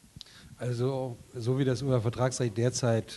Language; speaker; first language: German; native; German